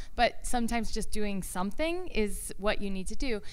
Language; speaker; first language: English; native; English